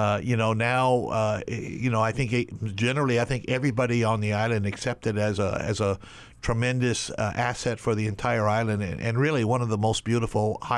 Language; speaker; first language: English; native; English